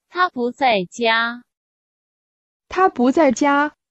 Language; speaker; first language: Chinese; non-native, learner; Urdu